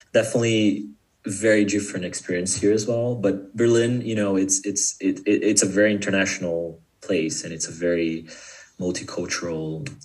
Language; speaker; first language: English; non-native, fluent; Portuguese